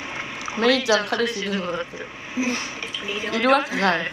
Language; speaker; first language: Japanese; native; Japanese